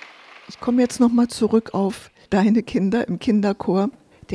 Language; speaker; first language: German; native; German